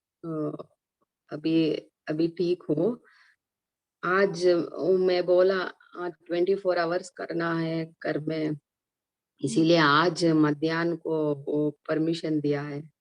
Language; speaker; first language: Hindi; non-native, local second language; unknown